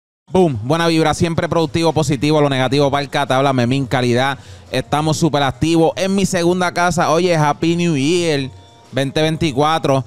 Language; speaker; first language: Spanish; early bilingual, heritage; Spanish